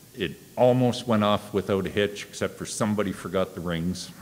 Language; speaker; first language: English; native; English